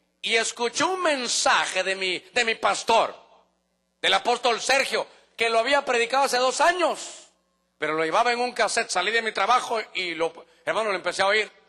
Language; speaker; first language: Spanish; native; Spanish